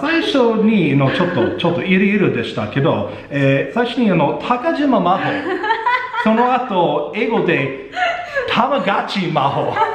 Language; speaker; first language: Japanese; non-native, fluent; English